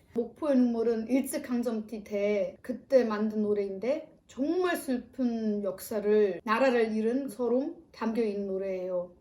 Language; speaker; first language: Korean; non-native, fluent; German